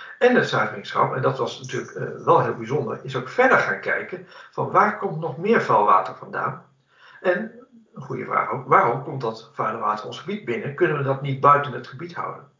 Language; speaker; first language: Dutch; native; Dutch